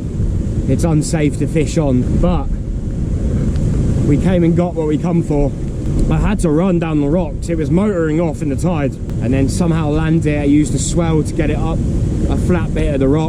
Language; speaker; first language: English; native; English